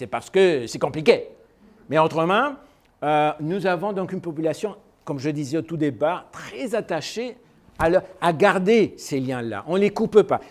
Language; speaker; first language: French; non-native, fluent; Spanish